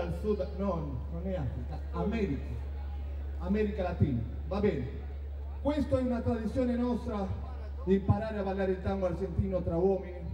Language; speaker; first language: Italian; non-native, learner; Spanish